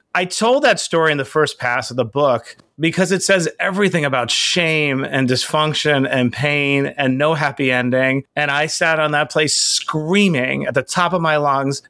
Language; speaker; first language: English; native; English